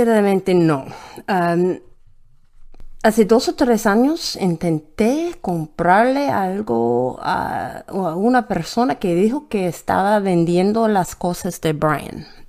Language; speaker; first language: Spanish; non-native, learner; English